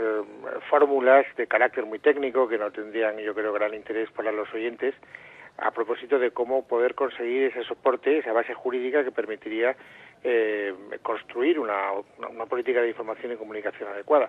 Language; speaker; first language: Spanish; native; Spanish